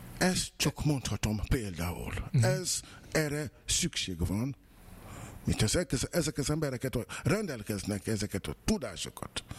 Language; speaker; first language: Hungarian; non-native, fluent; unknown